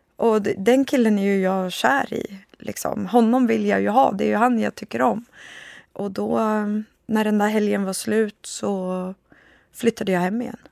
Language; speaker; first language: Swedish; native; Swedish